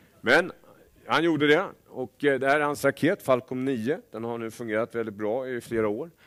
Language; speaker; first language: Swedish; native; Swedish